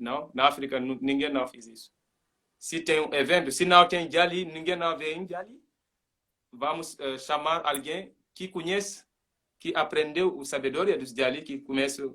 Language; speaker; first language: Portuguese; non-native, learner; Mandingo